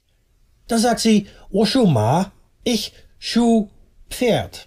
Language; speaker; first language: German; non-native, fluent; Dutch